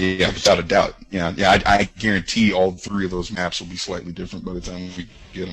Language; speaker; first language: English; native; English